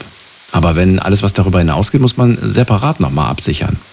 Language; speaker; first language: German; native; German